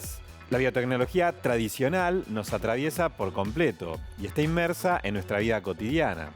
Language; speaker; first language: Spanish; native; Spanish